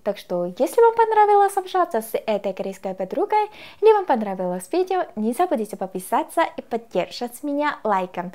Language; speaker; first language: Russian; non-native, fluent; Korean